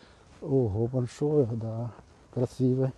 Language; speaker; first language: Russian; non-native, learner; Vietnamese